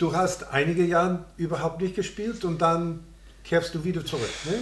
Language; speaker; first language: German; non-native, fluent; English